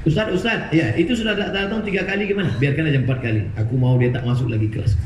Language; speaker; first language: Indonesian; native; Indonesian